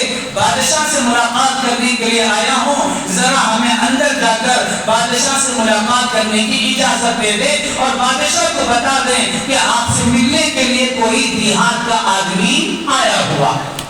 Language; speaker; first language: Urdu; native; Urdu